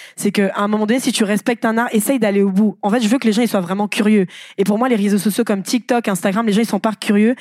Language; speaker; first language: French; non-native, local second language; Lingala